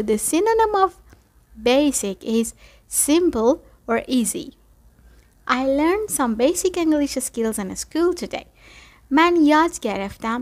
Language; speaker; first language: English; non-native, fluent; Persian